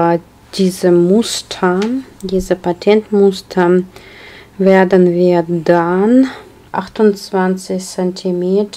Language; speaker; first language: German; non-native, learner; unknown